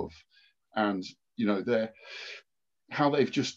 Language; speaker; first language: English; native; English